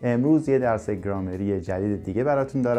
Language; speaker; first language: Persian; native; Persian